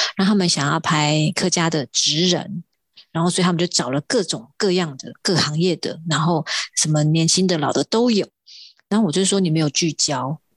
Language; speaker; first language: Chinese; non-native, local second language; Hakka Chinese